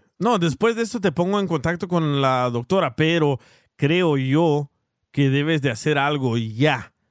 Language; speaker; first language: Spanish; early bilingual, heritage; Spanish